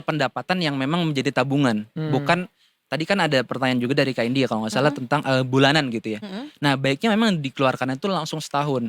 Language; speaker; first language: Indonesian; native; Indonesian